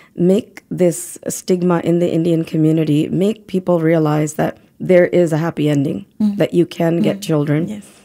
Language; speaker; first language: English; native; English